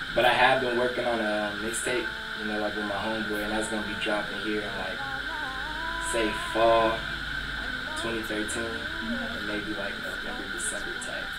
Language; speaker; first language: English; native; English